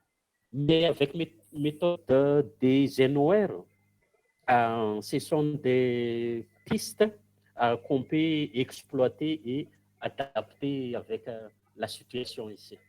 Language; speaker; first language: French; non-native, local second language; Malagasy